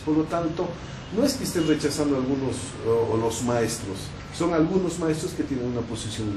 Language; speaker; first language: Spanish; native; Spanish